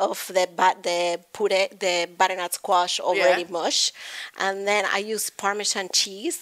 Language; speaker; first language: English; non-native, fluent; Spanish